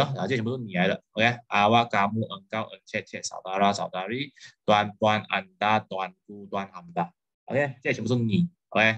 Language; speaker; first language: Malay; non-native, local second language; Chinese